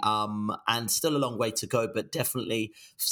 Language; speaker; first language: English; non-native, local second language; Yoruba